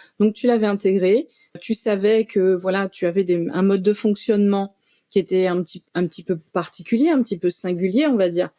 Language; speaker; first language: French; native; French